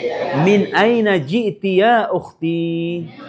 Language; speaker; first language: Arabic; non-native, fluent; Indonesian